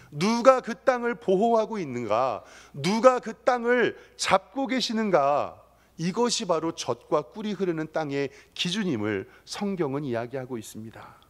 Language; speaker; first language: Korean; native; Korean